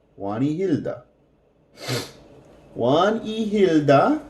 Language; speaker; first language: Spanish; non-native, fluent; English